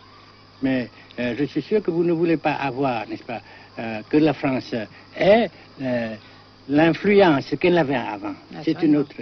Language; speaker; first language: French; non-native, local second language; Vietnamese